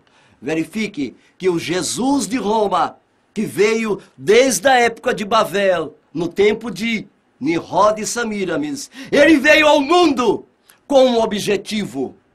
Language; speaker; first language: Portuguese; native; Portuguese